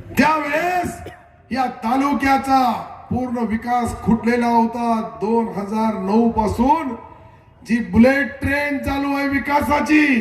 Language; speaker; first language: Marathi; non-native, local second language; Urdu